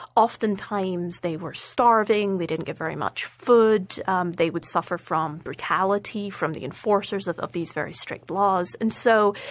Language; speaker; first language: English; native; English